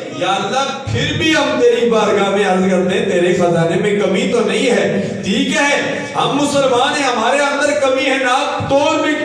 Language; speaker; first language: Urdu; non-native, local second language; Punjabi